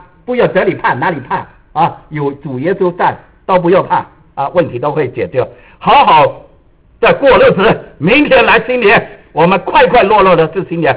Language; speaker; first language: Chinese; native; Chinese